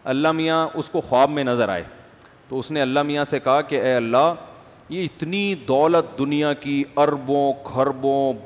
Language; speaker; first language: Urdu; native; Urdu